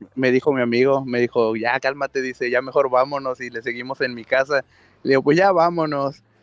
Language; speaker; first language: Spanish; native; Spanish